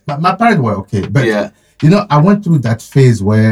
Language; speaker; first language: English; non-native, fluent; French